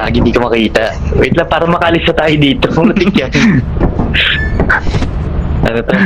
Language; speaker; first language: Filipino; native; Filipino